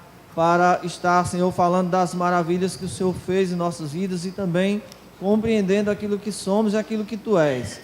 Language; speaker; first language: Portuguese; native; Portuguese